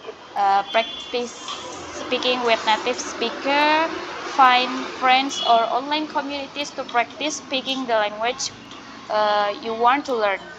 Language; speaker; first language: English; non-native, learner; Indonesian